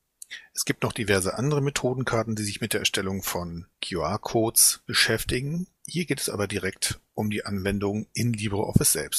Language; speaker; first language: German; native; German